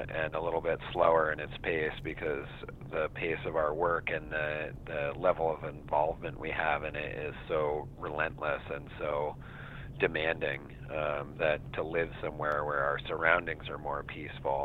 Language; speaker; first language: English; native; English